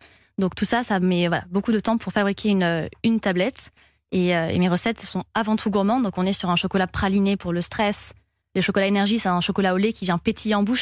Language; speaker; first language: French; native; French